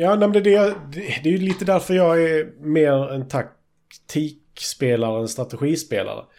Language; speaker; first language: Swedish; native; Swedish